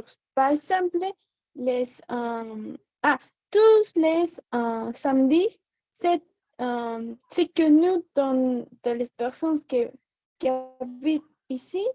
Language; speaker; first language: French; non-native, learner; Spanish